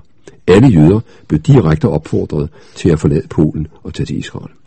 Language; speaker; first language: Danish; native; Danish